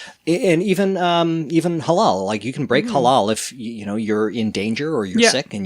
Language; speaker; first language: English; native; English